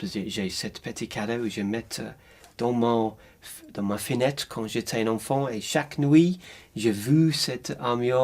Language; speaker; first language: French; non-native, learner; English